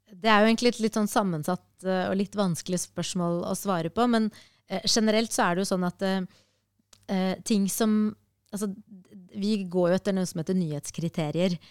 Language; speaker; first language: Norwegian; early bilingual, other home language; Arabic